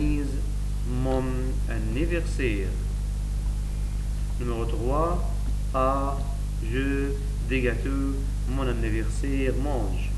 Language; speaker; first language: French; non-native, learner; Arabic